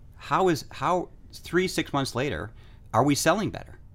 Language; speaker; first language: English; native; English